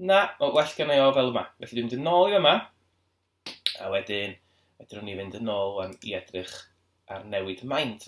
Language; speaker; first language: Welsh; native; Welsh